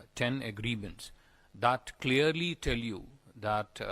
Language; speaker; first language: English; non-native, local second language; Hindi